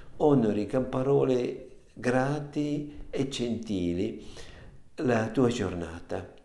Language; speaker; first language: Italian; non-native, fluent; German